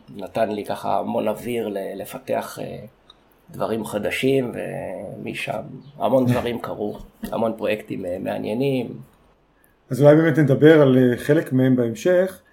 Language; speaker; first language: Hebrew; native; Hebrew